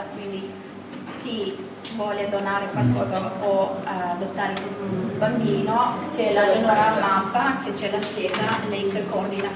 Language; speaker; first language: Italian; non-native, fluent; Kurdish